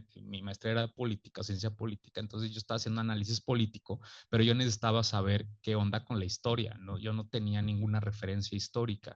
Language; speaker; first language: Spanish; native; Spanish